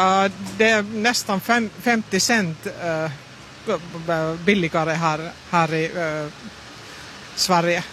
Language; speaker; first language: Swedish; non-native, fluent; Finnish